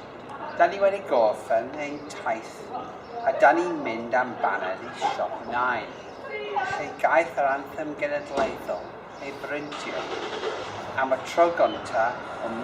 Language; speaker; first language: Welsh; non-native, learner; English